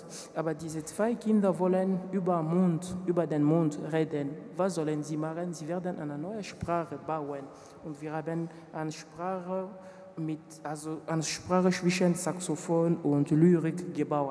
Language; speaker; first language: German; non-native, learner; French